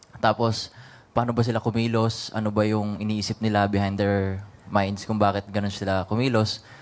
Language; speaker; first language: Filipino; native; Filipino